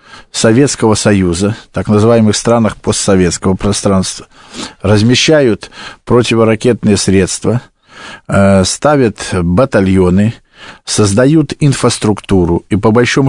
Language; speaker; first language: Russian; native; Russian